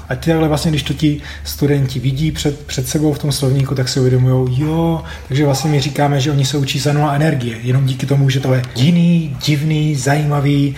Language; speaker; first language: Czech; native; Czech